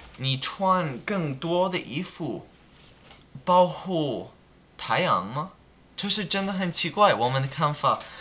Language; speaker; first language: Chinese; non-native, learner; English